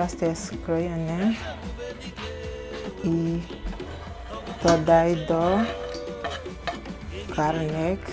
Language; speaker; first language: Polish; non-native, learner; Igbo